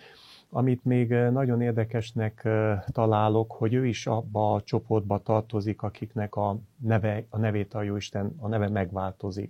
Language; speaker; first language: Hungarian; native; Hungarian